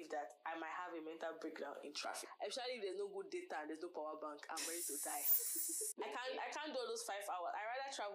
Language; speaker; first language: English; non-native, local second language; Igbo